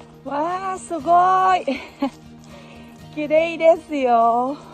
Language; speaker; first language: Japanese; non-native, learner; Filipino